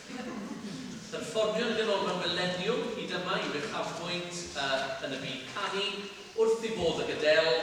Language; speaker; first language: Welsh; native; Welsh